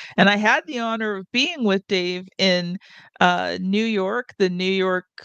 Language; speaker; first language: English; native; English